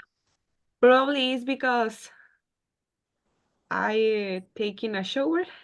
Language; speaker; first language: English; non-native, learner; Spanish